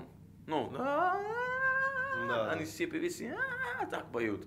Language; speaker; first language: Russian; non-native, learner; Italian